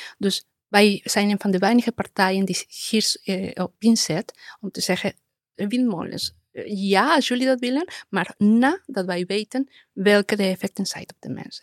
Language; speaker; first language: Dutch; non-native, fluent; Spanish